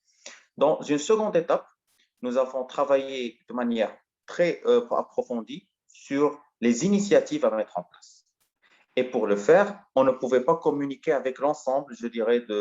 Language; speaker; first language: French; non-native, local second language; Arabic